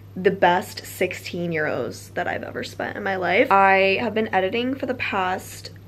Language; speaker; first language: English; native; English